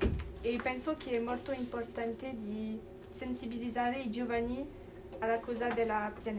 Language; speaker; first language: Italian; non-native, learner; French